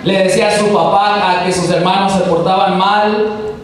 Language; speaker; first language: Spanish; early bilingual, heritage; Spanish